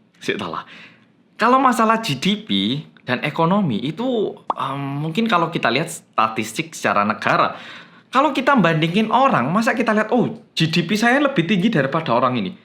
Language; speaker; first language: Indonesian; non-native, fluent; Korean